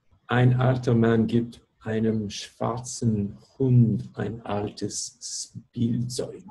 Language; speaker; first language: German; non-native, learner; English